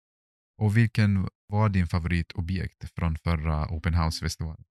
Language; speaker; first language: Swedish; non-native, fluent; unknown